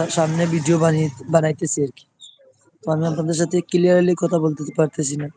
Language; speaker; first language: Bangla; non-native, local second language; Sylheti